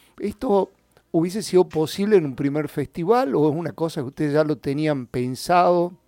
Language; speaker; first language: Spanish; native; Spanish